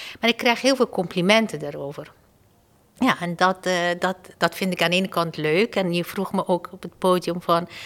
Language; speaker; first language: Dutch; non-native, fluent; Persian